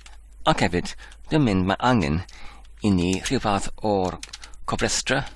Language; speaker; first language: Welsh; non-native, learner; Polish